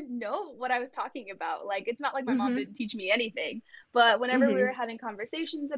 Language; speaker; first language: English; early bilingual, other home language; Kannada